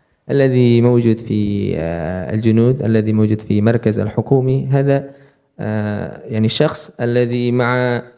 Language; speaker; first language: Arabic; non-native, learner; Indonesian